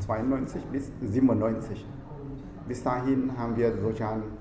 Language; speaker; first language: German; non-native, fluent; Vietnamese